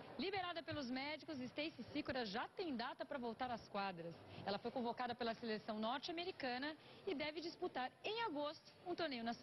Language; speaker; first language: Portuguese; native; Portuguese